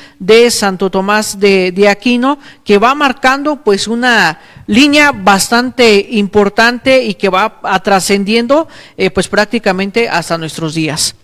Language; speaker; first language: Spanish; native; Spanish